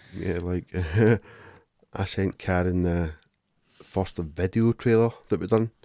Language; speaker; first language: English; native; English